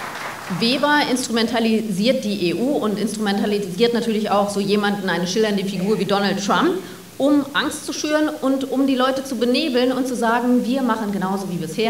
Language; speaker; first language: German; native; German